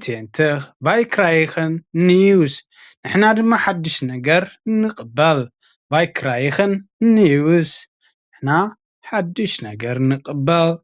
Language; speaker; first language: Dutch; non-native, fluent; Tigrinya